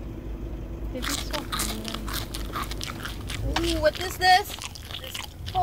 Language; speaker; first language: English; non-native, learner; Indonesian